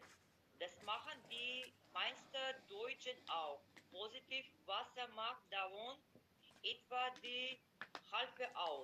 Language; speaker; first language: German; non-native, learner; Macedonian